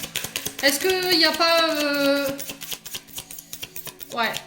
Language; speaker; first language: French; native; French